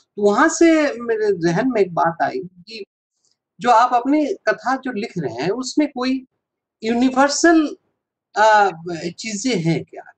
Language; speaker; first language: Hindi; non-native, local second language; Assamese